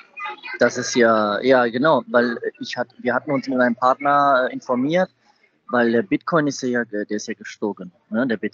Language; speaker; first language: German; native; German